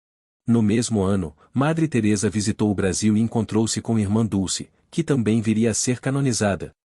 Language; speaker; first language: Portuguese; native; Portuguese